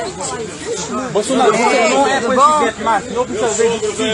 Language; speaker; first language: Portuguese; non-native, learner; Haitian Creole